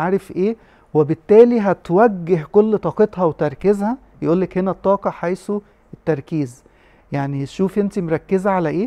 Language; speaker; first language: Arabic; native; Arabic